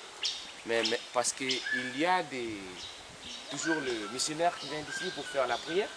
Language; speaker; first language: French; non-native, learner; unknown